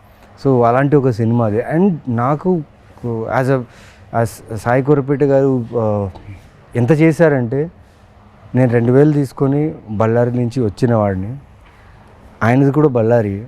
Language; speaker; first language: Telugu; native; Telugu